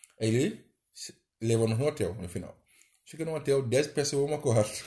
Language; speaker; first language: Portuguese; non-native, learner; Wolof